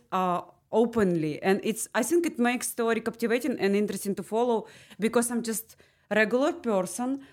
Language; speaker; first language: English; non-native, learner; Ukrainian